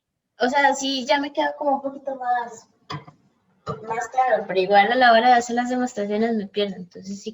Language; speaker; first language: Spanish; native; Spanish